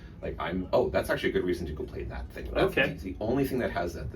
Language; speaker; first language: English; native; English